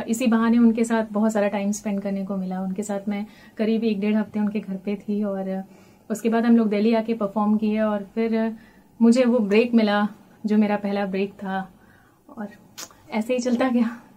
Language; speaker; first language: Hindi; native; Hindi